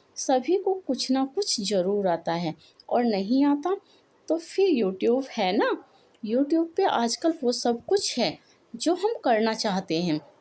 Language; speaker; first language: Hindi; native; Hindi